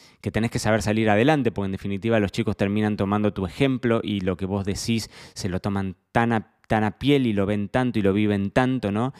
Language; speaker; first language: Spanish; native; Spanish